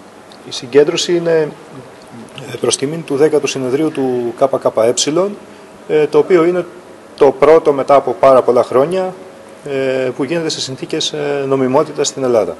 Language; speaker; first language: Greek; native; Greek